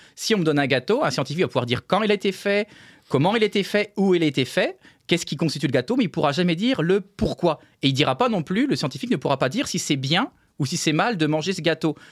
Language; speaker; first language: French; native; French